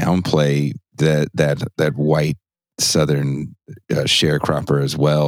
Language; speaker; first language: English; native; English